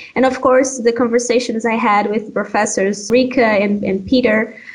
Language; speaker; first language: English; non-native, fluent; Portuguese